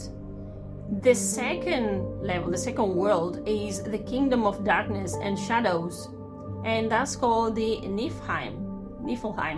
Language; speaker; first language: English; non-native, fluent; Spanish